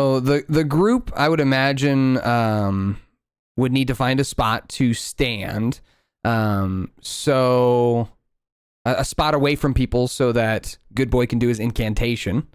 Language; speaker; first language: English; native; English